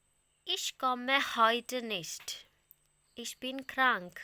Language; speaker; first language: German; non-native, fluent; Malayalam